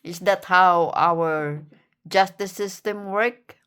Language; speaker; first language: English; non-native, local second language; Filipino